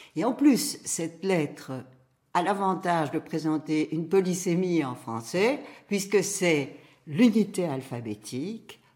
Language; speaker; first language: French; native; French